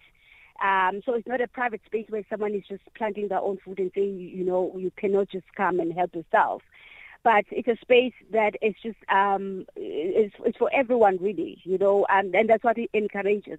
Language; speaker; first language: English; non-native, local second language; Zulu